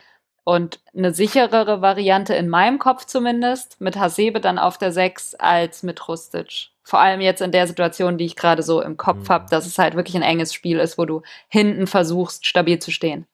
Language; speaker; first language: German; native; German